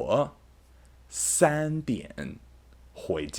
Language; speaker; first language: Chinese; non-native, fluent; English